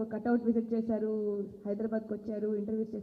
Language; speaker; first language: Telugu; native; Telugu